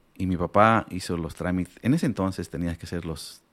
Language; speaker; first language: Spanish; non-native, local second language; Aymara